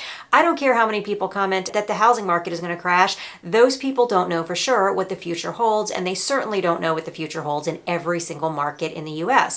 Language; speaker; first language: English; native; English